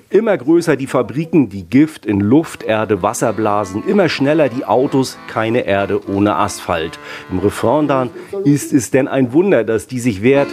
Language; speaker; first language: German; native; German